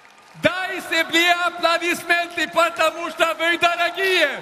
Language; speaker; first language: Russian; non-native, fluent; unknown